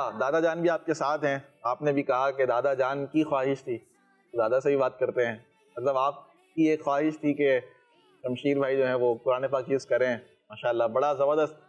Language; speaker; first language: Urdu; native; Urdu